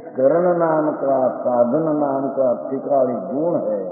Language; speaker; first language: Hindi; non-native, local second language; Gujarati